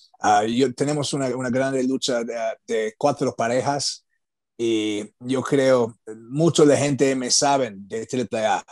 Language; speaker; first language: Spanish; non-native, learner; English